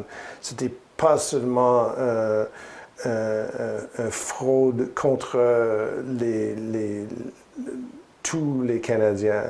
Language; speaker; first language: French; non-native, learner; English